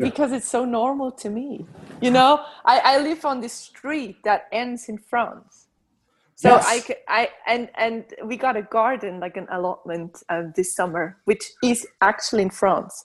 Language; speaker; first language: English; non-native, fluent; Swiss German